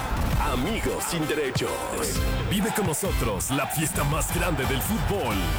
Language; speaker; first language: Spanish; native; Spanish